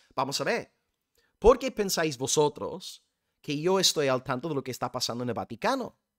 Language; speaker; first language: Spanish; non-native, fluent; English